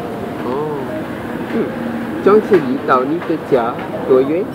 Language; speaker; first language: Chinese; non-native, learner; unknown